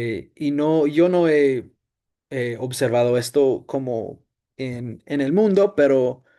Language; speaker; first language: Spanish; non-native, fluent; English